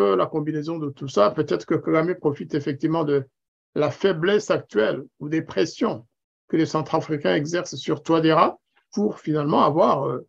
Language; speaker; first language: French; non-native, local second language; Kinyarwanda